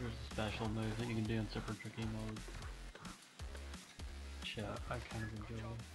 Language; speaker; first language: English; native; English